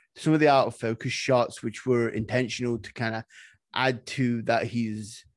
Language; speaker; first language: English; native; English